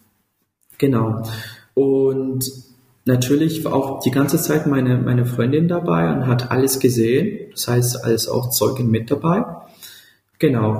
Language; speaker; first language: German; non-native, fluent; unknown